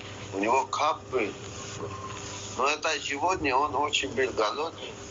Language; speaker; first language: Russian; non-native, learner; Persian